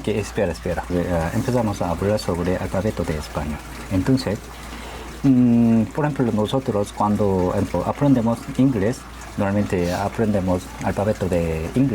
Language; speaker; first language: Spanish; non-native, learner; Korean